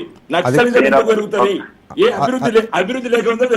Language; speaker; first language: Telugu; native; Telugu